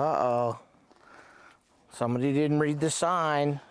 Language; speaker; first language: English; native; English